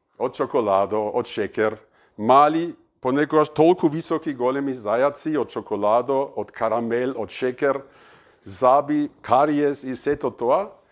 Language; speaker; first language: Macedonian; non-native, fluent; German